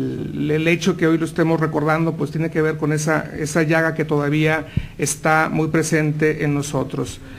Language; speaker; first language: Spanish; native; Spanish